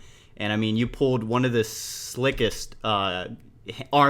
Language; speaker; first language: English; native; English